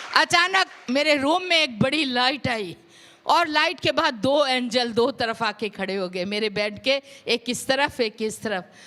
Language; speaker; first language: Hindi; non-native, local second language; Punjabi